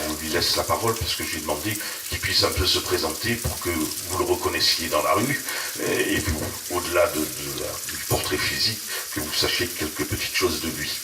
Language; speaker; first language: French; native; French